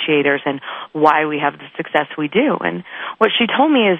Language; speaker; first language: English; native; English